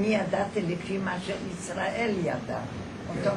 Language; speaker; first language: Hebrew; non-native, fluent; Polish